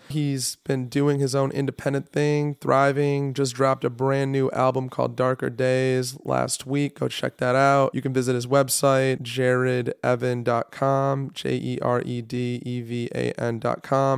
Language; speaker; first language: English; native; English